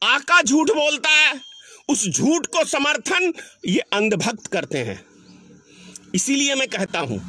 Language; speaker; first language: Hindi; native; Hindi